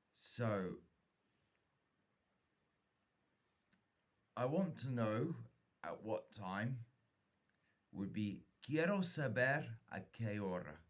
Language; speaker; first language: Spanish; non-native, fluent; English